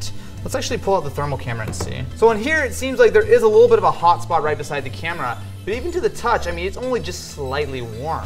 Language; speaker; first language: English; native; English